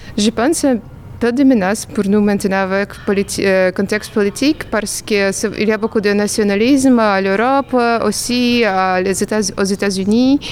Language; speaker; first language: French; non-native, learner; Ukrainian